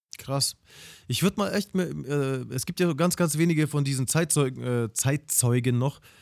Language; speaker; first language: German; early bilingual, other home language; Russian